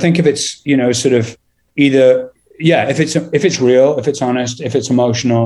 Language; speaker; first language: English; native; English